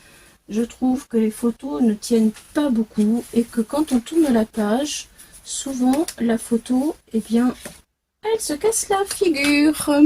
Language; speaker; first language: French; native; French